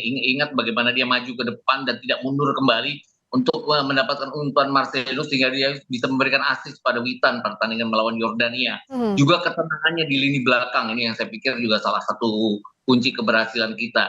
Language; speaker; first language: Indonesian; native; Indonesian